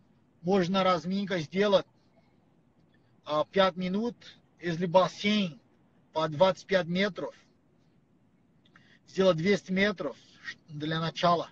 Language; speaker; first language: Russian; non-native, learner; Portuguese